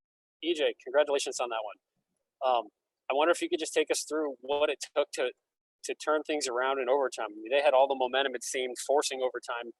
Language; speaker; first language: English; native; English